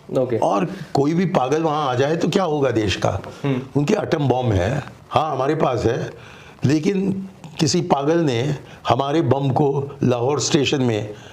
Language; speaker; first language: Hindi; non-native, local second language; Tamil